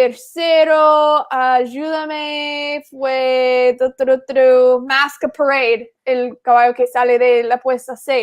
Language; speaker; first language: Spanish; non-native, fluent; English